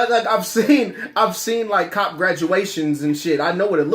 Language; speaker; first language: English; native; English